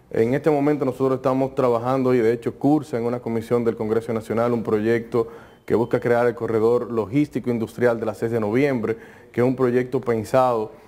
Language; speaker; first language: Spanish; native; Spanish